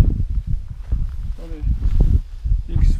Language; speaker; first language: German; non-native, learner; Mongolian